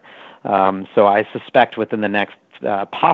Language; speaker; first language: English; native; English